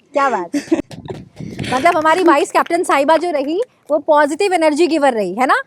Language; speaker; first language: Hindi; native; Hindi